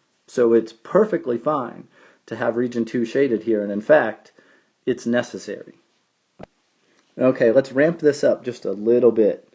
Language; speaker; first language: English; native; English